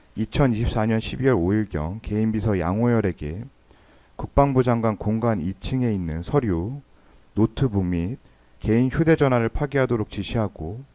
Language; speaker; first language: Korean; native; Korean